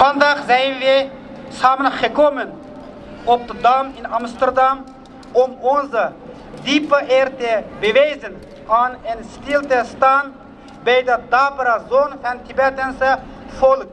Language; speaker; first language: Dutch; non-native, fluent; Uyghur